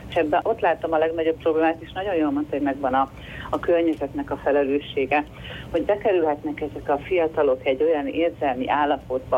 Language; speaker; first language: Hungarian; native; Hungarian